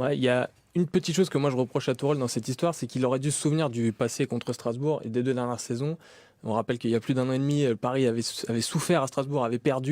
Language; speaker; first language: French; native; French